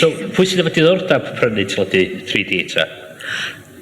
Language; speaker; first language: Welsh; native; Welsh